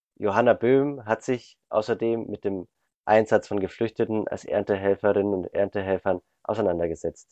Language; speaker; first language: German; native; German